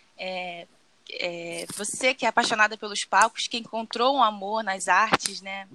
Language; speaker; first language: Portuguese; native; Portuguese